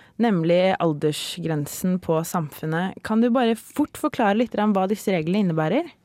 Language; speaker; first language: Norwegian; native; Norwegian